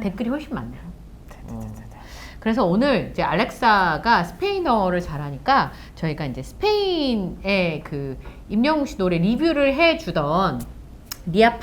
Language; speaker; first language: Korean; native; Korean